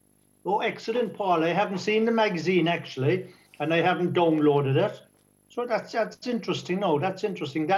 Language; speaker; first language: English; native; English